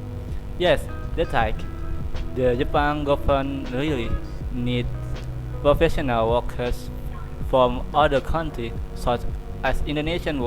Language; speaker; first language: English; non-native, learner; Indonesian